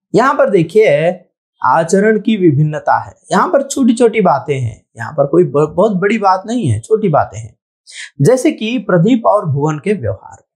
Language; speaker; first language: Hindi; non-native, local second language; Telugu